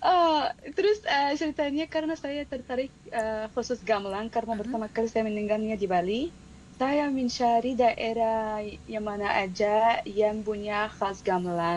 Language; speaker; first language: Indonesian; non-native, fluent; Arabic